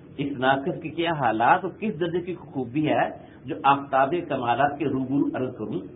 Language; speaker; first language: Urdu; non-native, local second language; Pashto